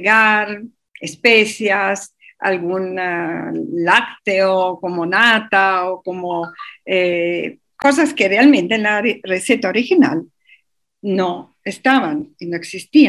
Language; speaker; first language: Spanish; non-native, fluent; Italian